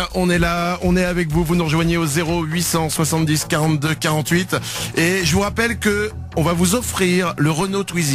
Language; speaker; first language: French; native; French